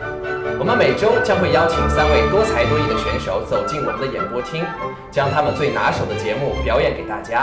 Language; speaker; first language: Chinese; native; Chinese